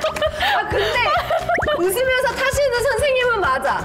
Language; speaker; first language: Korean; native; Korean